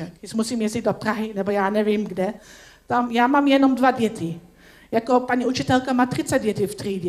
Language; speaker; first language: Czech; non-native, learner; Dutch